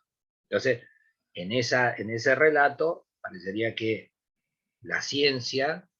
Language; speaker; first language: Spanish; native; Spanish